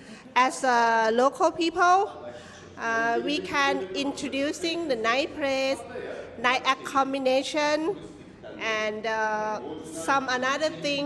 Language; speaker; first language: English; non-native, learner; Thai